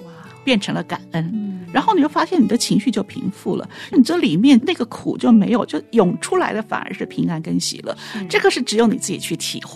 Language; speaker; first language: Chinese; native; Chinese